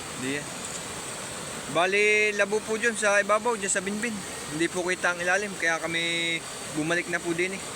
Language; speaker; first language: Filipino; native; Filipino